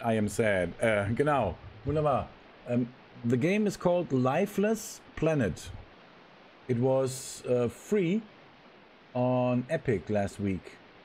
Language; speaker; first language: English; non-native, learner; German